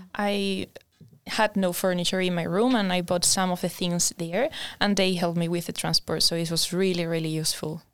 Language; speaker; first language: English; non-native, fluent; Spanish